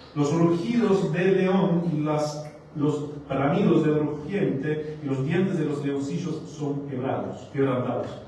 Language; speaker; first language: Spanish; non-native, fluent; German